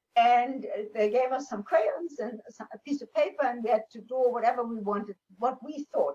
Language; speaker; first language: English; non-native, local second language; German